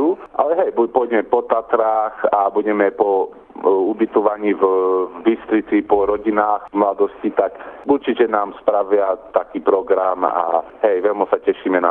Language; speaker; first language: Slovak; early bilingual, heritage; Slovak